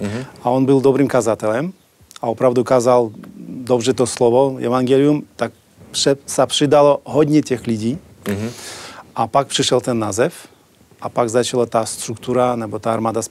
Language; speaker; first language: Czech; non-native, learner; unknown